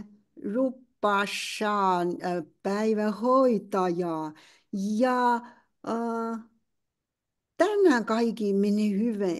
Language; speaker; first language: Finnish; non-native, learner; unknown